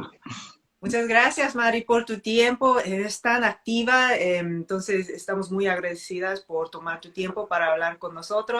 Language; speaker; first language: Spanish; non-native, fluent; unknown